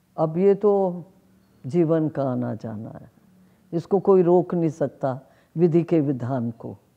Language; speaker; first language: Hindi; native; Hindi